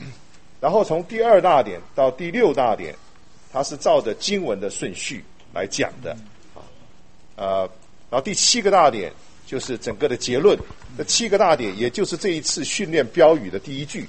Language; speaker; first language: Chinese; native; Chinese